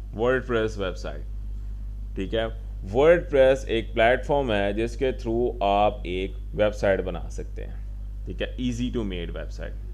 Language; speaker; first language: Urdu; non-native, local second language; Punjabi